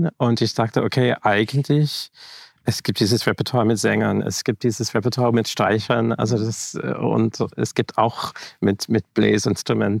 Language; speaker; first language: German; non-native, fluent; English